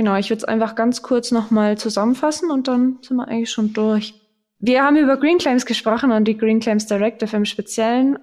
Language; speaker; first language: German; native; German